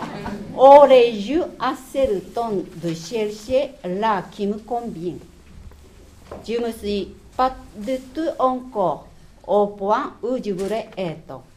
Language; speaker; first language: French; non-native, fluent; Japanese